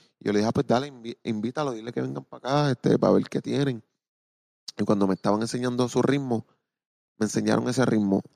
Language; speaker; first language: Spanish; native; Spanish